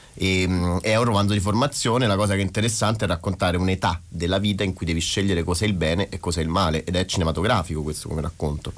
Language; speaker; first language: Italian; native; Italian